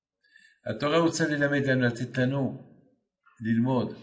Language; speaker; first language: Hebrew; non-native, fluent; French